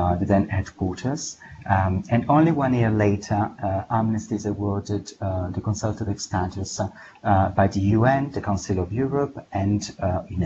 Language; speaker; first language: English; non-native, fluent; Italian